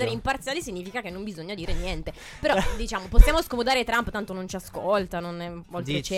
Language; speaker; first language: Italian; native; Italian